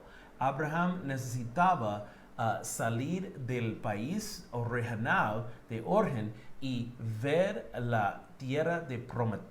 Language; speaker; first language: Spanish; non-native, learner; English